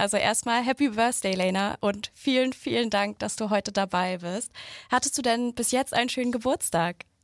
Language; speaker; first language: German; native; German